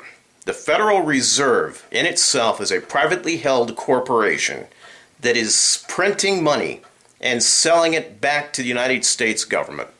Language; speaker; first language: English; native; English